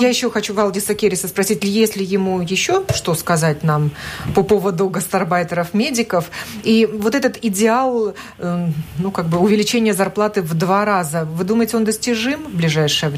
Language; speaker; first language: Russian; native; Russian